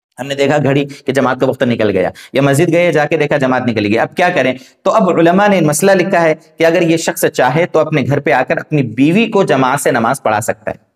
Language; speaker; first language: Hindi; native; Hindi